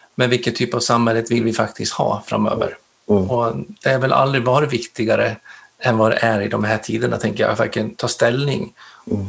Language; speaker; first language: Swedish; native; Swedish